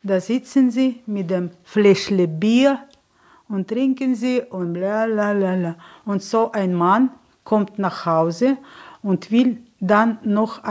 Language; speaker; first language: German; early bilingual, heritage; German